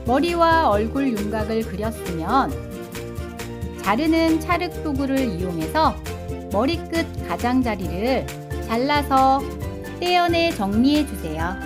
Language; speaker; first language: Korean; native; Korean